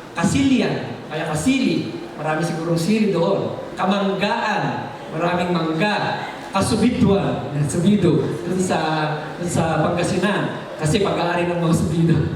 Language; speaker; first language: Filipino; non-native, local second language; Iloko